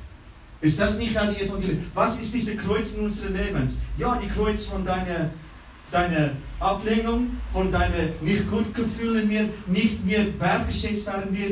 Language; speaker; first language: German; non-native, fluent; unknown